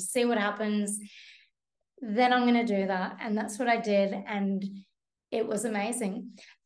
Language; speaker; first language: English; native; English